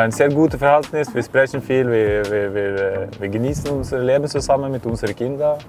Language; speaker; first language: German; non-native, fluent; Norwegian